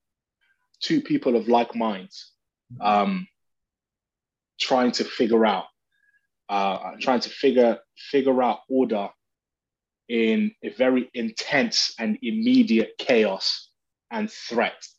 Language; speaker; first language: English; native; English